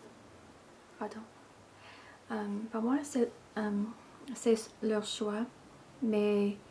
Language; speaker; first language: French; non-native, learner; English